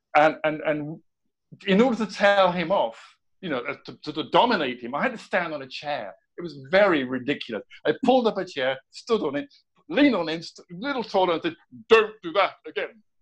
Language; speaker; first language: English; native; English